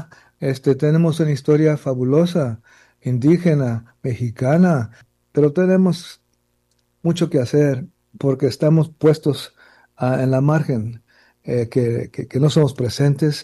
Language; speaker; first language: Spanish; early bilingual, heritage; Spanish